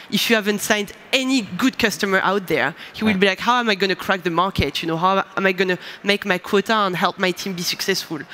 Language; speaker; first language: English; non-native, fluent; French